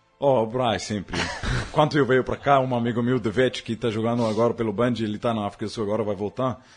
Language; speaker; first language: Portuguese; non-native, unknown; Afrikaans